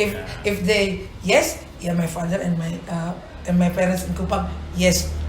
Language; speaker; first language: English; non-native, local second language; Indonesian